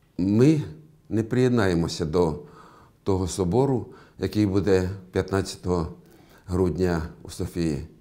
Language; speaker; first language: Ukrainian; native; Ukrainian